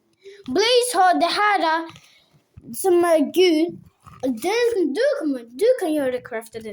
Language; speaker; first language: Swedish; non-native, local second language; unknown